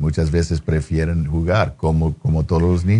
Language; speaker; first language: Spanish; non-native, fluent; English